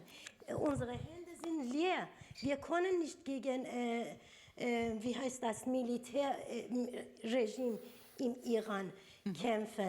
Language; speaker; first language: German; non-native, learner; Persian